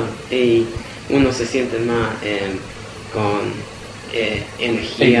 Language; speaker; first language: Spanish; early bilingual, heritage; Spanish